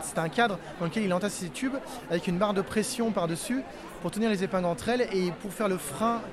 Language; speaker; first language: French; native; French